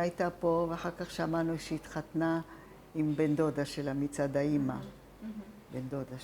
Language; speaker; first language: Hebrew; non-native, fluent; Italian